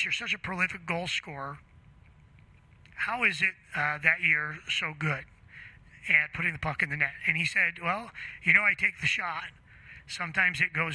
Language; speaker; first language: English; native; English